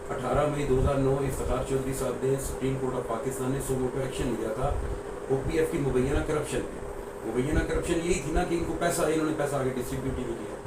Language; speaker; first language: Urdu; early bilingual, heritage; Urdu